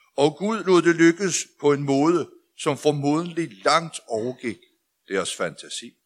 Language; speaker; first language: Danish; native; Danish